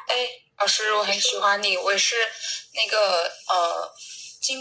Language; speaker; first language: Chinese; native; Chinese